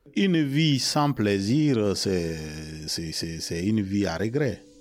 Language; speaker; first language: French; non-native, local second language; Mandingo